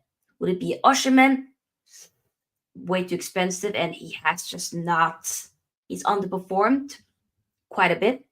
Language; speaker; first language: English; native; English